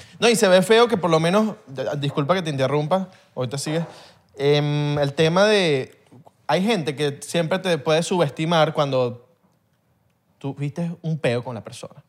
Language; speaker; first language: Spanish; native; Spanish